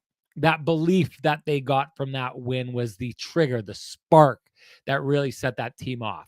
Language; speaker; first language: English; native; English